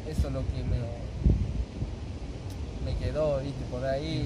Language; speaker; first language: Spanish; non-native, fluent; Japanese